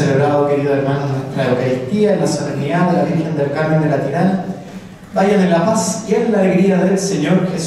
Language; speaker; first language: Spanish; native; Spanish